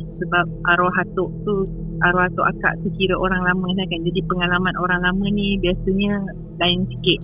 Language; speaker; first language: Malay; native; Malay